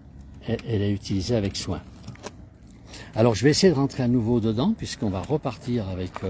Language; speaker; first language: French; native; French